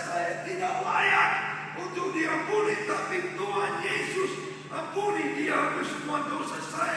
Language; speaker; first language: Indonesian; non-native, fluent; English